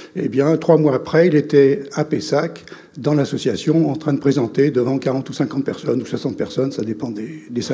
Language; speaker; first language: French; native; French